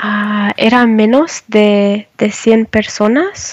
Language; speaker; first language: Spanish; non-native, learner; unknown